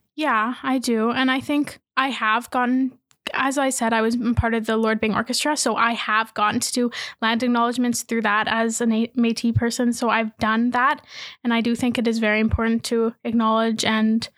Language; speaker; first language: English; native; English